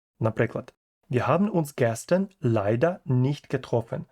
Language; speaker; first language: German; non-native, fluent; Ukrainian